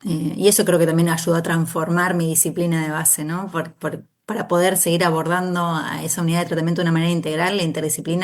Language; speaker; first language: Spanish; native; Spanish